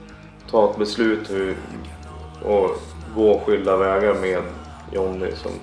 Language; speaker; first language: Swedish; native; Swedish